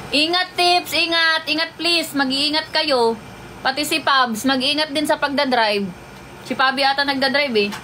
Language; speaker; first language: Filipino; non-native, local second language; Waray